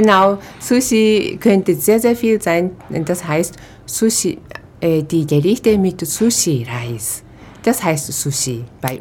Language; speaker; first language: German; non-native, fluent; Japanese